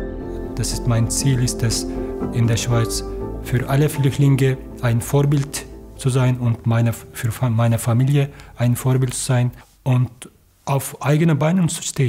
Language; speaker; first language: German; non-native, learner; Turkish